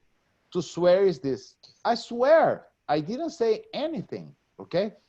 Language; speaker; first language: English; non-native, fluent; Portuguese